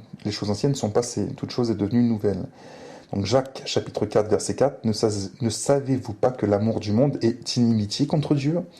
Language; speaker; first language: French; native; French